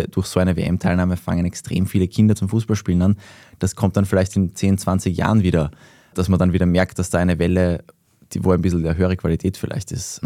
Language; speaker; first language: German; native; German